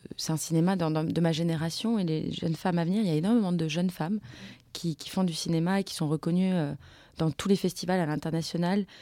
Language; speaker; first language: French; native; French